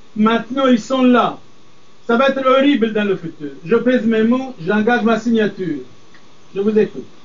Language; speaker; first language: French; non-native, fluent; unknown